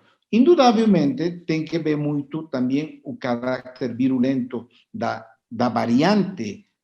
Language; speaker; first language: Portuguese; non-native, fluent; Spanish